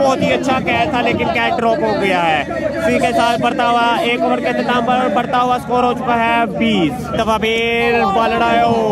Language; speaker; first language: Urdu; non-native, local second language; Punjabi